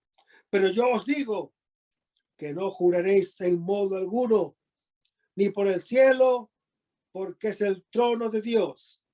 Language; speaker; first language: Spanish; native; Spanish